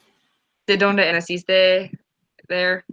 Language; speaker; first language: Spanish; non-native, learner; English